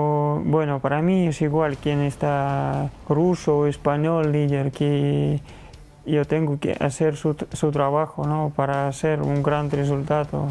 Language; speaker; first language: Spanish; non-native, learner; Russian